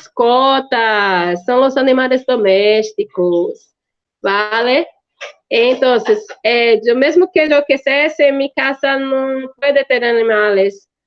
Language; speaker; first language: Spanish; non-native, fluent; Portuguese